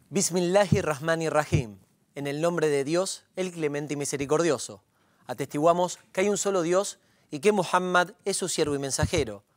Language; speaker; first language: Spanish; native; Spanish